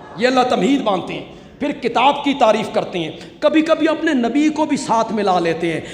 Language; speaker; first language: Urdu; non-native, local second language; Punjabi